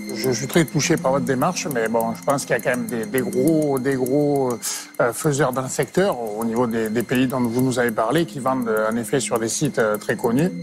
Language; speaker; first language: French; non-native, fluent; English